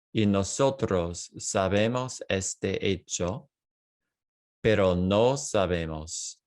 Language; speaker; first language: Spanish; non-native, fluent; English